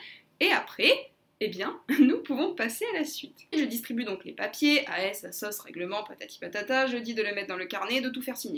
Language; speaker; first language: French; native; French